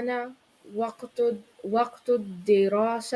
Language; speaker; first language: Arabic; non-native, learner; English